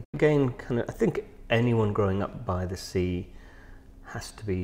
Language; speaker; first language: English; native; English